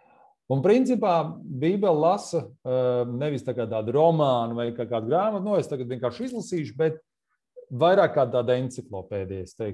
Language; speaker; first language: Latvian; native; Latvian